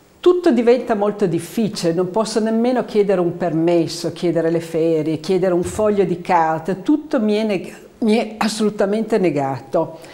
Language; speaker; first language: Italian; native; Italian